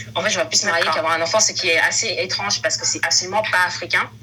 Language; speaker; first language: French; native; French